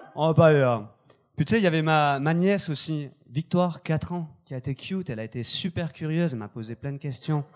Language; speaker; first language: French; native; French